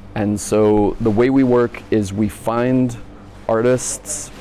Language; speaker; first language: English; native; English